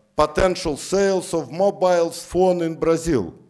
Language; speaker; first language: English; non-native, fluent; Russian